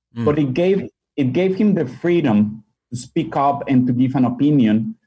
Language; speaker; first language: English; non-native, fluent; Spanish